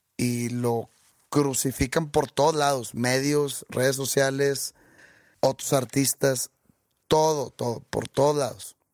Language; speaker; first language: Spanish; native; Spanish